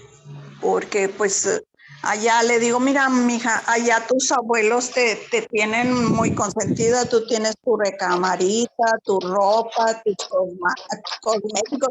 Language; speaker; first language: Spanish; native; Spanish